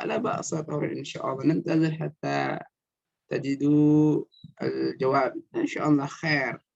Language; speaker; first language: Arabic; non-native, fluent; Indonesian